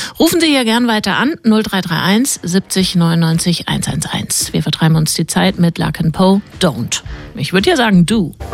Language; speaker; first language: German; native; German